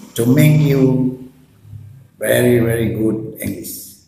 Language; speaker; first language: English; non-native, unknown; Balinese